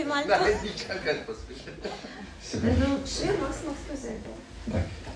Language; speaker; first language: German; non-native, fluent; Russian